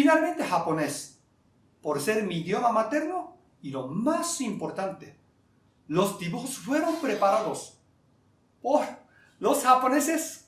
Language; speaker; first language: Spanish; non-native, fluent; Japanese